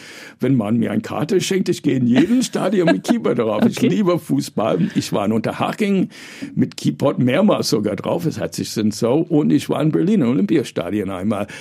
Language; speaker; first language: German; early bilingual, other home language; English